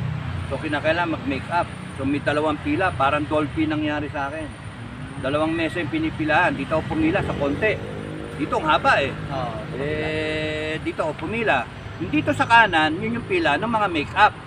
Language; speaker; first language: Filipino; native; Filipino